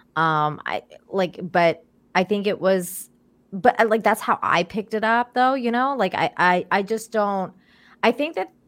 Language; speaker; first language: English; early bilingual, other home language; Persian